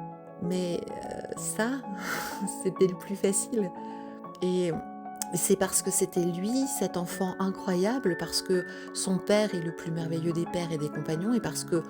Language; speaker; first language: French; native; French